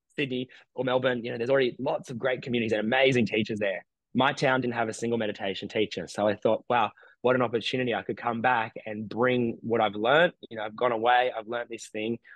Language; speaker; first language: English; native; English